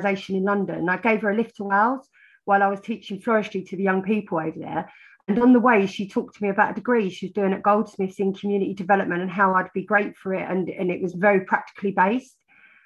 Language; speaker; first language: English; native; English